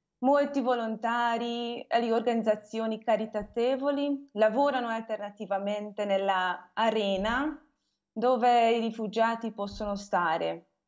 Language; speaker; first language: Italian; non-native, fluent; Hungarian